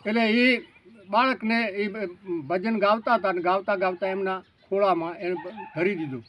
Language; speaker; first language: Gujarati; early bilingual, other home language; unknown